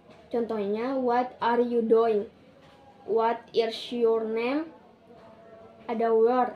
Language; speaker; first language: English; non-native, learner; Indonesian